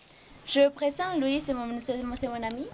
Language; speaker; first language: French; non-native, fluent; Spanish